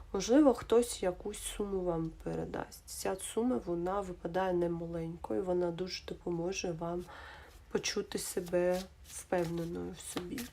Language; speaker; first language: Ukrainian; non-native, local second language; Russian